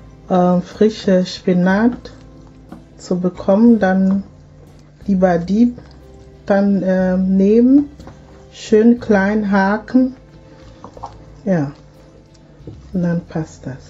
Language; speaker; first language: German; non-native, fluent; Akan